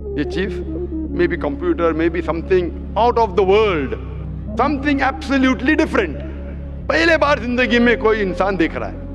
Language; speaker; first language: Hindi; non-native, local second language; Urdu